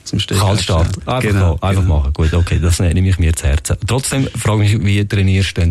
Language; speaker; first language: German; native; German